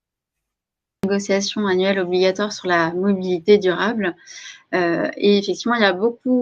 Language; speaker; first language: French; native; French